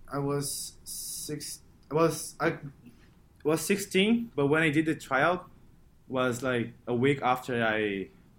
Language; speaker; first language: English; non-native, fluent; Portuguese